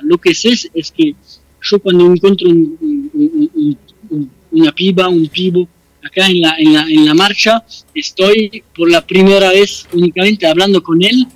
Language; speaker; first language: Spanish; non-native, fluent; French